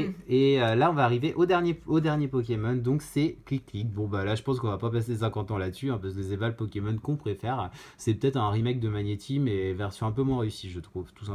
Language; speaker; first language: French; native; French